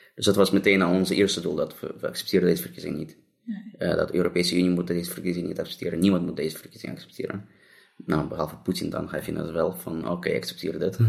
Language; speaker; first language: Dutch; non-native, fluent; Russian